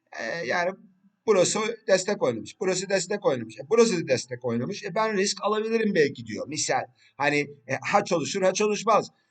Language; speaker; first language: Turkish; early bilingual, heritage; Turkish